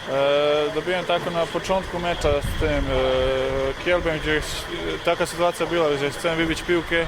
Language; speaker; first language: Polish; non-native, learner; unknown